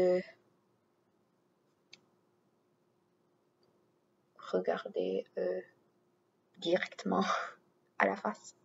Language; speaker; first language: French; non-native, learner; English